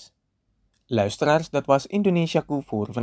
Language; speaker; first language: Dutch; non-native, learner; Indonesian